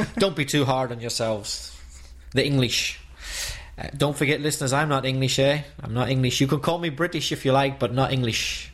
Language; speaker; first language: English; native; English